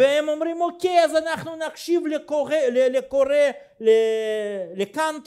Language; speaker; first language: Hebrew; non-native, fluent; Russian